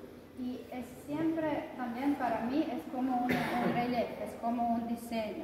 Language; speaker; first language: Spanish; non-native, fluent; Croatian